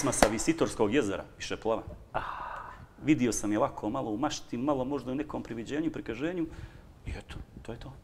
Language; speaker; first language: Serbian; native; Serbian